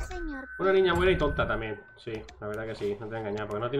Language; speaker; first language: Spanish; native; Spanish